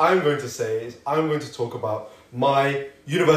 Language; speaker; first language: English; native; English